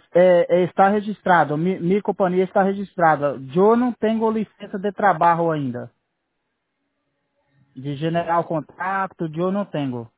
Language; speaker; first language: Spanish; non-native, learner; Portuguese